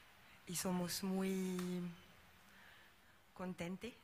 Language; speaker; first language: Spanish; non-native, learner; French